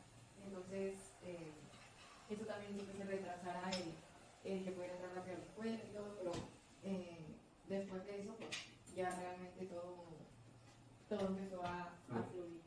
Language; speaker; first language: Spanish; early bilingual, heritage; Spanish